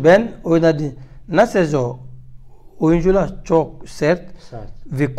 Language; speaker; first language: Turkish; non-native, learner; French